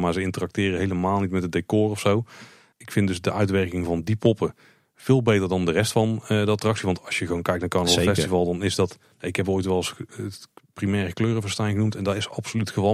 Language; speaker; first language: Dutch; native; Dutch